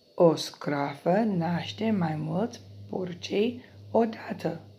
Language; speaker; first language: Romanian; non-native, learner; English